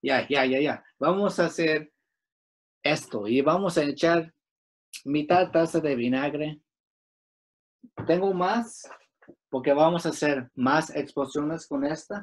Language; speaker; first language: Spanish; early bilingual, heritage; Spanish